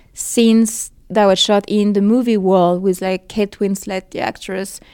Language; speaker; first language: English; non-native, fluent; French